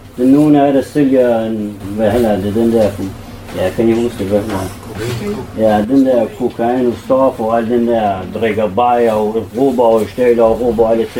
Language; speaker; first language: Danish; non-native, learner; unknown